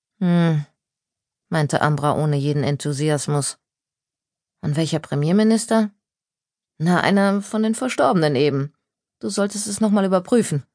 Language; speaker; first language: German; native; German